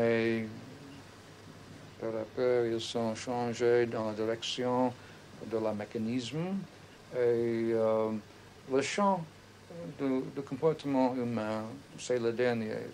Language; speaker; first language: French; non-native, fluent; English